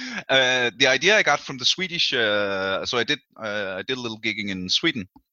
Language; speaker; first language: English; non-native, fluent; Danish